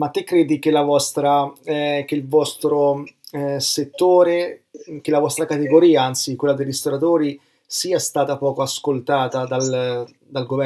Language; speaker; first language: Italian; native; Italian